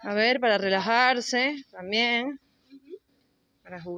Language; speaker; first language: Spanish; native; Spanish